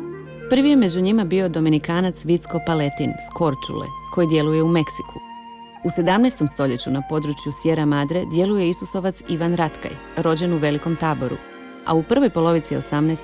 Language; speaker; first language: Croatian; native; Croatian